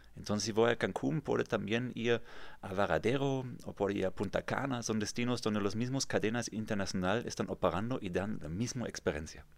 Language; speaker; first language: Spanish; non-native, fluent; German